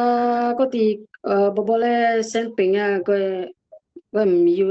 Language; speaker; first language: Chinese; non-native, learner; Indonesian